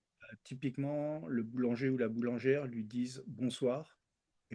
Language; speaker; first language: French; early bilingual, other home language; Spanish